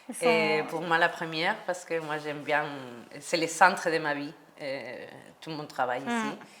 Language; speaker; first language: French; non-native, learner; Spanish